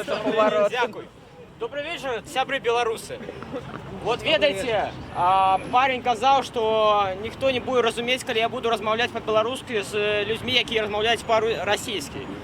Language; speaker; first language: Belarusian; non-native, local second language; Russian